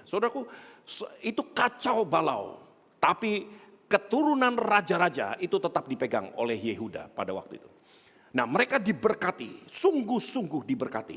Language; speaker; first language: Indonesian; native; Indonesian